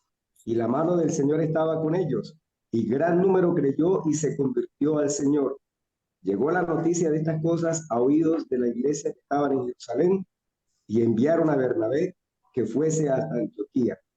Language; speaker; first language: Spanish; native; Spanish